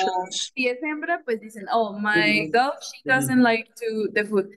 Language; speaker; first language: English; non-native, fluent; Spanish